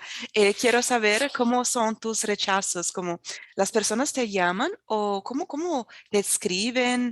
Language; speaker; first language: Spanish; non-native, fluent; Portuguese